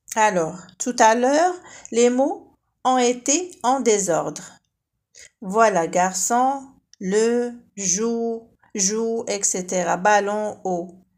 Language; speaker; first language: French; non-native, local second language; Arabic